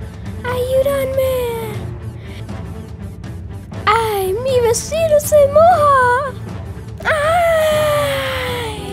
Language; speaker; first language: Spanish; non-native, learner; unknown